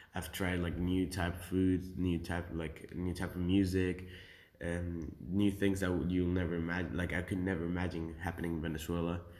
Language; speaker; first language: English; early bilingual, other home language; Spanish